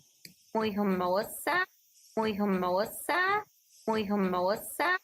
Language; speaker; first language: Spanish; non-native, learner; English